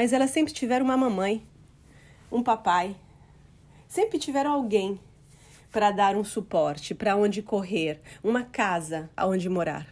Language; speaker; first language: Portuguese; non-native, fluent; Italian